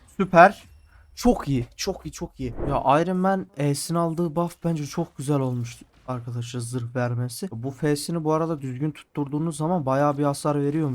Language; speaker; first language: Turkish; native; Turkish